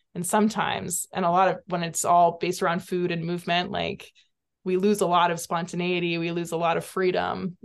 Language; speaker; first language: English; native; English